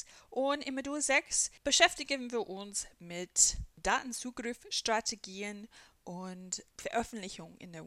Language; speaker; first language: German; non-native, fluent; English